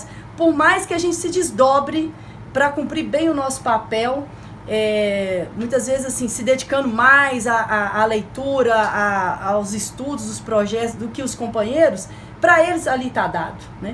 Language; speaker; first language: Portuguese; native; Portuguese